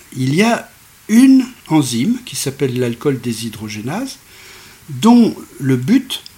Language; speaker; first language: French; native; French